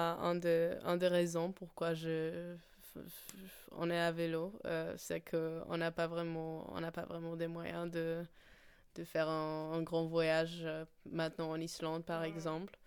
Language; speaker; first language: French; non-native, fluent; Polish